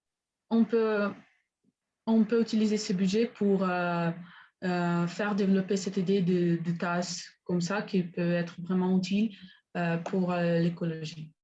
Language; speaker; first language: French; non-native, learner; Spanish